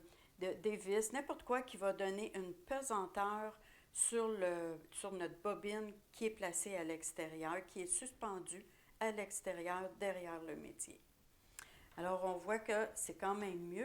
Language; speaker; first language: French; native; French